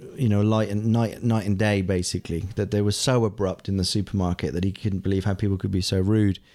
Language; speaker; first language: English; non-native, local second language; German